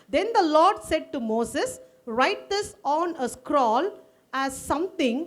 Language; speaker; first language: English; non-native, local second language; Tamil